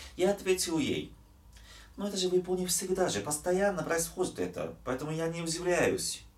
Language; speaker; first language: Russian; non-native, fluent; Japanese